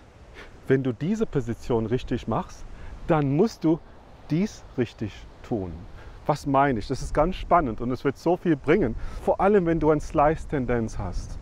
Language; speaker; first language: German; non-native, fluent; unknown